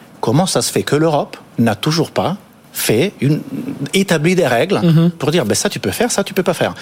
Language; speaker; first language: French; non-native, fluent; Italian